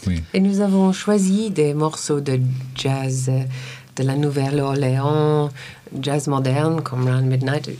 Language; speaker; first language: French; non-native, fluent; English